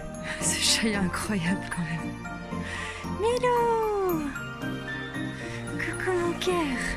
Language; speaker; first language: French; native; French